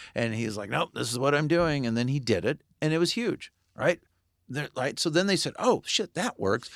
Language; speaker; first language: English; native; English